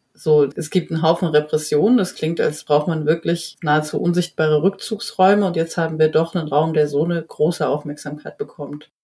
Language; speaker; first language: German; native; German